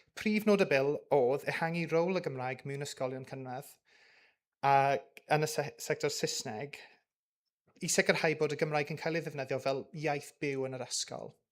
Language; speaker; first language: Welsh; non-native, local second language; English